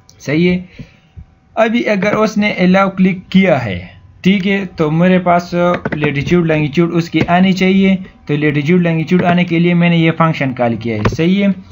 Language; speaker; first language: Urdu; non-native, local second language; Pashto